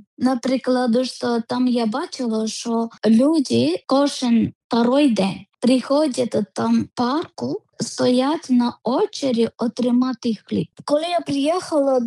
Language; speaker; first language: Ukrainian; non-native, learner; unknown